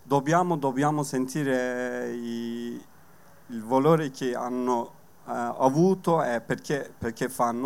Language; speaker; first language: Italian; non-native, learner; Kurdish